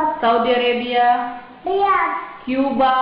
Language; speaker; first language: English; non-native, learner; Arabic